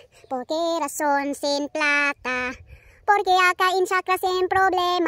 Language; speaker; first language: Spanish; non-native, learner; Cebuano